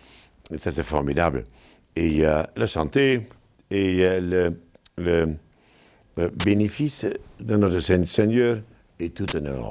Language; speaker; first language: French; non-native, fluent; German